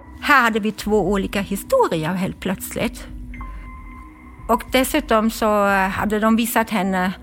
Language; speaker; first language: Swedish; non-native, fluent; German